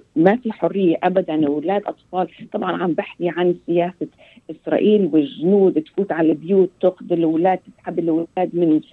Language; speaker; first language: Arabic; early bilingual, heritage; Arabic